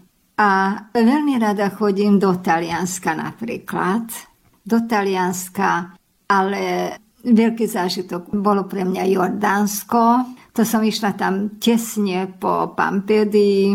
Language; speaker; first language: Slovak; early bilingual, heritage; Slovak